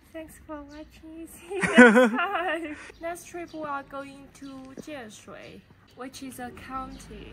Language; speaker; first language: English; non-native, fluent; Chinese